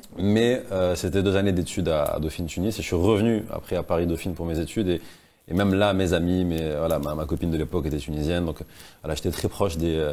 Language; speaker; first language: French; non-native, local second language; Arabic